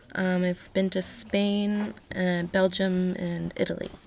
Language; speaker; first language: English; native; English